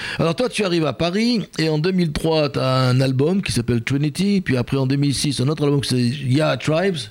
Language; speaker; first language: French; native; French